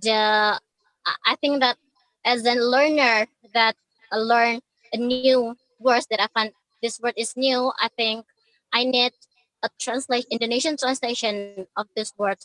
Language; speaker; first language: English; non-native, learner; Indonesian